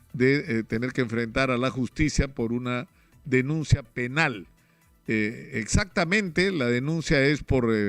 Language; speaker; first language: Spanish; native; Spanish